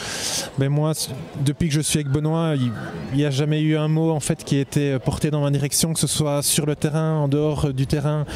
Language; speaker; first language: French; native; French